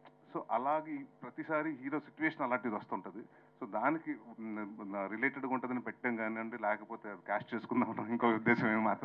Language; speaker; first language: Telugu; native; Telugu